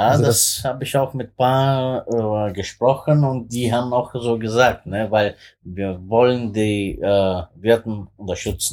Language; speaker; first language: German; non-native, fluent; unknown